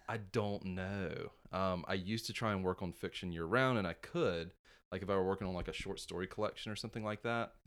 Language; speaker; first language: English; native; English